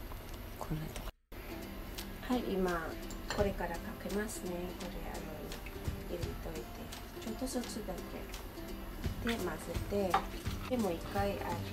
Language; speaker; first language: Japanese; non-native, fluent; Filipino